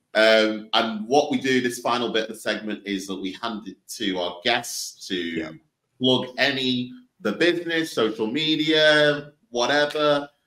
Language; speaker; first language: English; native; English